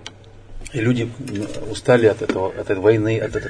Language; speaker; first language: Russian; non-native, local second language; Chechen